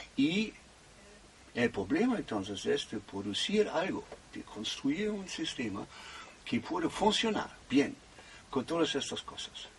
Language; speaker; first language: Spanish; non-native, fluent; German